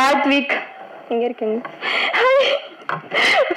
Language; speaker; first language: Tamil; non-native, learner; Bangla